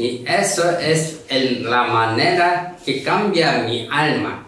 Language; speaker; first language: Spanish; non-native, learner; Korean